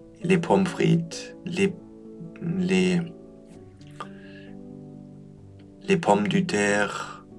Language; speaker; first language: French; non-native, learner; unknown